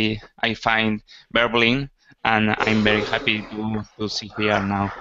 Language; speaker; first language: English; non-native, learner; Spanish